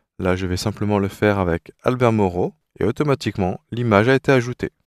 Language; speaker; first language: French; native; French